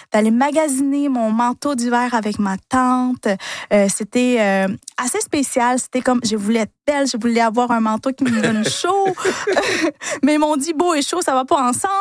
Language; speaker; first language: French; early bilingual, other home language; Spanish